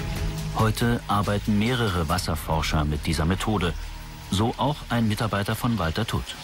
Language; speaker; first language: German; native; German